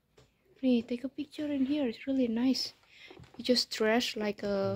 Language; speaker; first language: English; non-native, learner; Indonesian